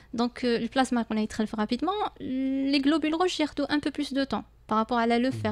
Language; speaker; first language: French; non-native, local second language; Arabic